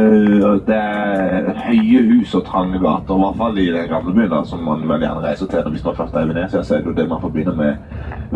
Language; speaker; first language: Norwegian; native; Norwegian